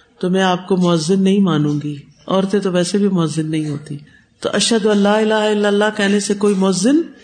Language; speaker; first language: Urdu; non-native, local second language; Punjabi